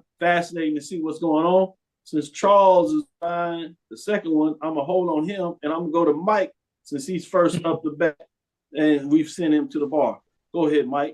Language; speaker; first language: English; native; English